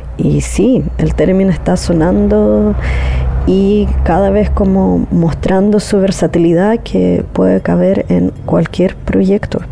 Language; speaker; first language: Spanish; native; Spanish